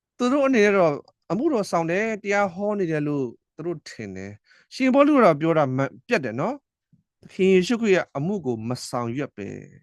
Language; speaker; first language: Burmese; non-native, local second language; S'gaw Karen